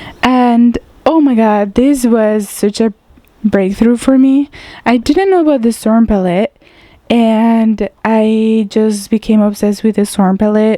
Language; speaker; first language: English; non-native, fluent; Spanish